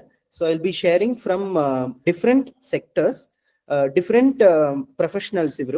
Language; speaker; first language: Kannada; non-native, local second language; Malayalam